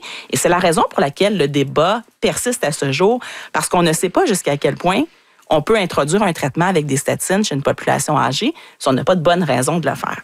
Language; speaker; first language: French; native; French